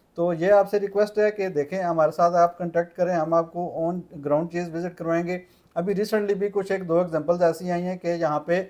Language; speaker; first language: Urdu; non-native, local second language; Punjabi